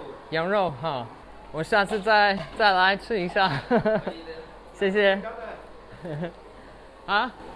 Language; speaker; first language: Chinese; non-native, learner; English